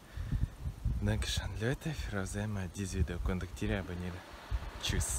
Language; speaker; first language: German; non-native, learner; Russian